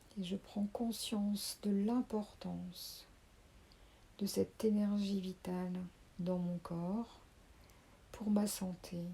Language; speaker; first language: French; native; French